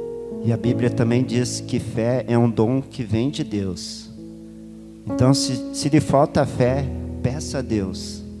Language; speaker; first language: Portuguese; native; Portuguese